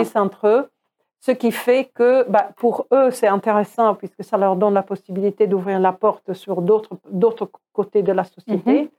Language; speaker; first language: French; non-native, fluent; Croatian